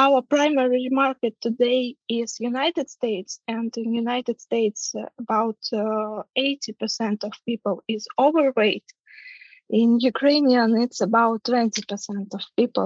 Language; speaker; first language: English; non-native, fluent; Ukrainian